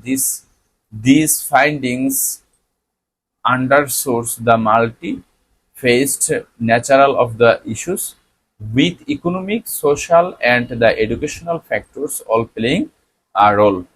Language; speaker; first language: English; non-native, local second language; Bangla